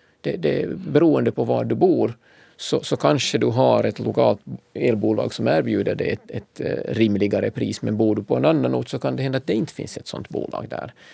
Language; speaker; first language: Swedish; native; Swedish